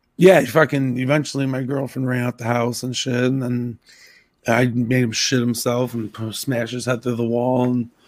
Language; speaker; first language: English; native; English